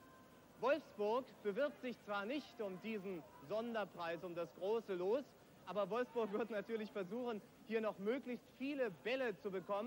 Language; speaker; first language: German; native; German